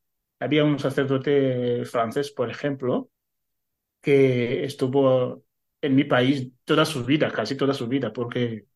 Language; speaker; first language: Spanish; non-native, fluent; Kinyarwanda